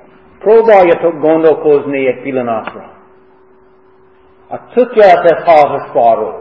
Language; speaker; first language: Hungarian; non-native, fluent; English